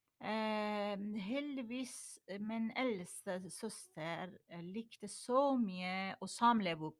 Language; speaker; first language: Norwegian; non-native, learner; Persian